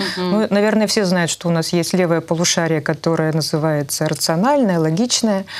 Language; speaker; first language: Russian; native; Russian